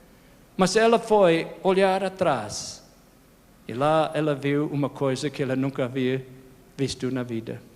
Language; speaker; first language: Portuguese; non-native, fluent; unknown